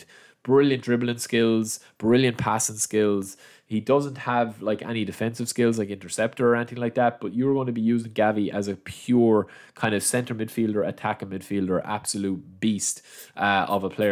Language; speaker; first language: English; native; English